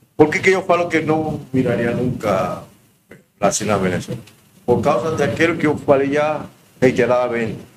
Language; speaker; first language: Portuguese; non-native, learner; Spanish